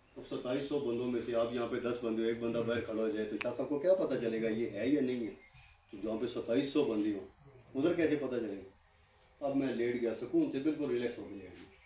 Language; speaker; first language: Urdu; native; Urdu